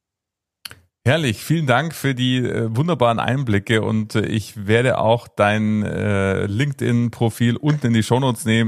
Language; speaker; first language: German; native; German